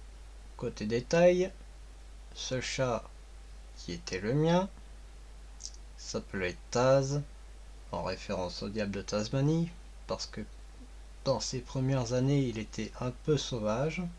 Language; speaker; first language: French; native; French